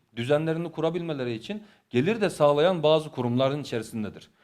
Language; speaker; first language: Turkish; native; Turkish